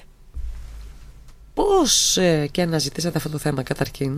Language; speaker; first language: Greek; native; Greek